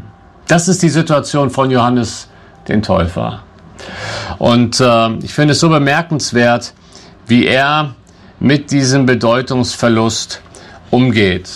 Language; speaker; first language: German; native; German